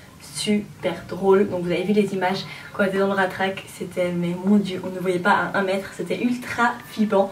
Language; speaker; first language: French; native; French